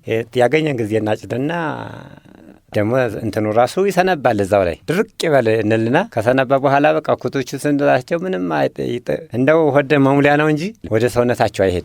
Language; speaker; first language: Amharic; native; Amharic